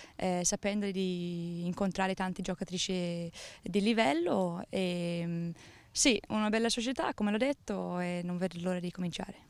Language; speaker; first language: Italian; non-native, fluent; English